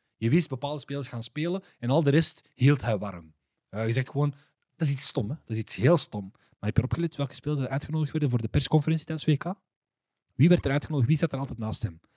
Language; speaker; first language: Dutch; early bilingual, other home language; Arabic